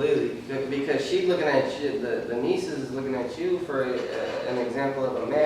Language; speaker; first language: English; native; English